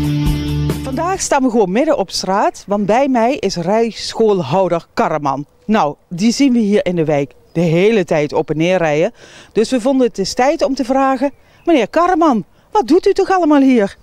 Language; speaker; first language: Dutch; native; Dutch